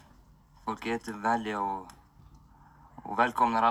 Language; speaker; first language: Swedish; non-native, local second language; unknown